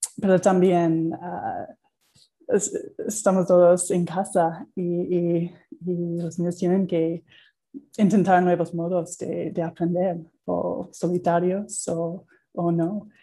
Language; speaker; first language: Spanish; non-native, fluent; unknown